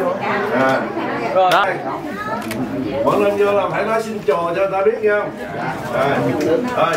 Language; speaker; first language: Vietnamese; native; Vietnamese